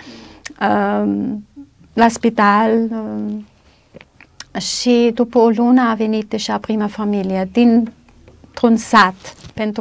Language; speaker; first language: Romanian; non-native, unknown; German